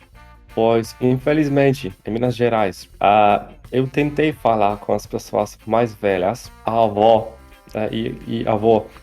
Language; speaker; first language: Portuguese; non-native, fluent; Polish